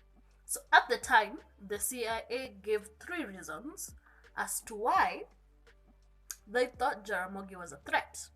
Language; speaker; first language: English; non-native, local second language; Kikuyu